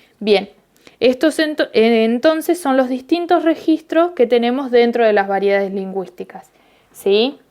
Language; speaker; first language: Spanish; native; Spanish